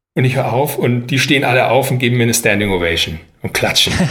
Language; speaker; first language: German; native; German